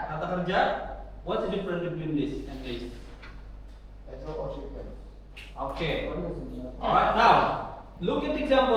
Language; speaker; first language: English; non-native, fluent; Indonesian